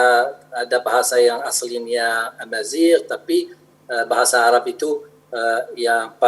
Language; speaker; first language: Indonesian; non-native, fluent; Arabic